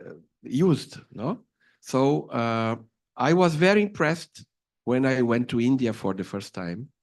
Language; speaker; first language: English; non-native, fluent; Portuguese